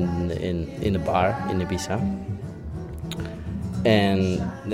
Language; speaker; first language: English; non-native, fluent; Polish